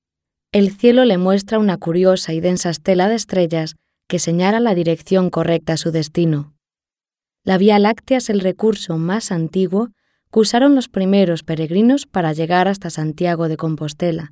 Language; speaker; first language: Spanish; native; Spanish